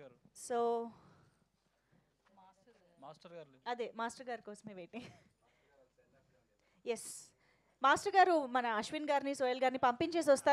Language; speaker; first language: Telugu; native; Telugu